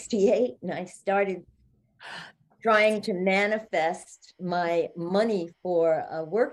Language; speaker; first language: English; native; English